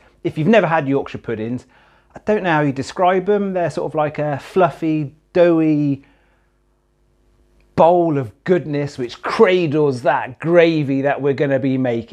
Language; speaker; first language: English; native; English